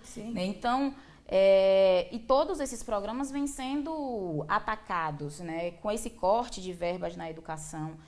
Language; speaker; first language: Portuguese; native; Portuguese